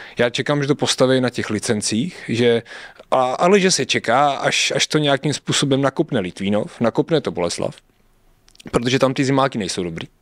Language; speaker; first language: Czech; native; Czech